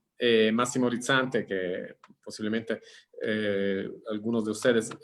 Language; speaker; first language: Spanish; non-native, fluent; Italian